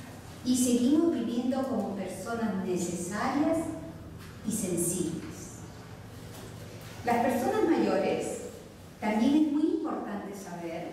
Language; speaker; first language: Spanish; non-native, local second language; Catalan